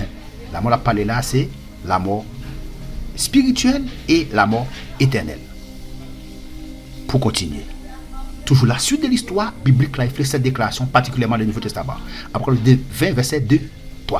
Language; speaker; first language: French; non-native, local second language; Haitian Creole